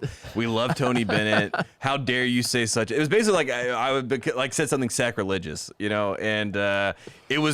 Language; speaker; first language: English; native; English